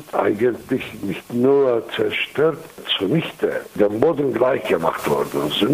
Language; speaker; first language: German; non-native, fluent; Kurdish